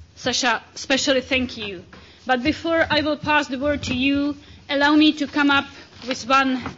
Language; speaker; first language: English; non-native, fluent; Czech